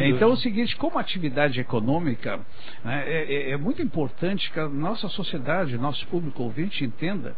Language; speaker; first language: Portuguese; native; Portuguese